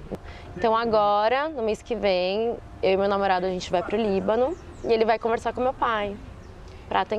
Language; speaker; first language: Portuguese; early bilingual, other home language; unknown